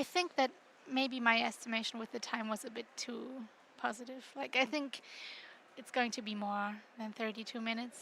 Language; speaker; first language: English; non-native, fluent; German